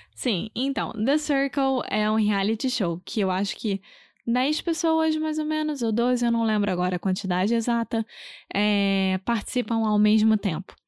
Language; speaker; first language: Portuguese; native; Portuguese